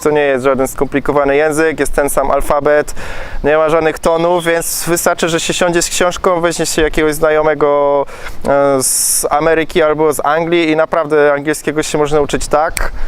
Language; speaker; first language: Polish; native; Polish